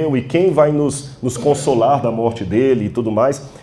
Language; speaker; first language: Portuguese; native; Portuguese